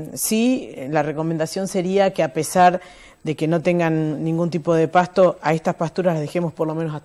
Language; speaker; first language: Spanish; native; Spanish